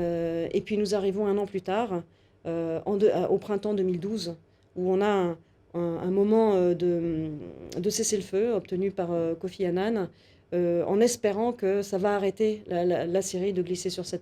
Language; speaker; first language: French; native; French